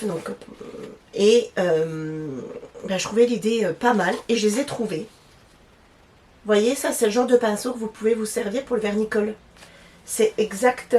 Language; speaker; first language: French; native; French